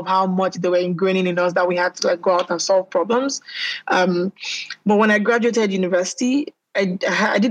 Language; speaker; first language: English; non-native, local second language; Yoruba